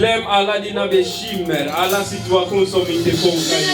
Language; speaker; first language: Swedish; non-native, learner; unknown